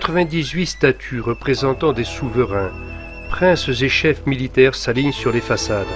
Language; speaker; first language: French; native; French